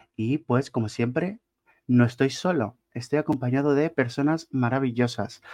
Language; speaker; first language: Spanish; native; Spanish